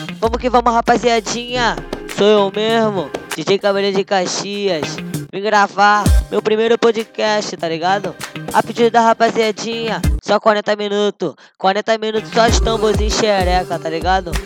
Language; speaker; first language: Portuguese; native; Portuguese